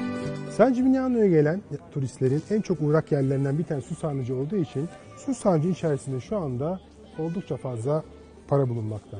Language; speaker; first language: Turkish; native; Turkish